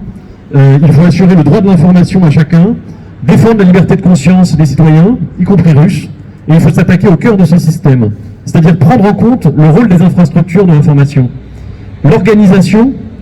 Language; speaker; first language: French; native; French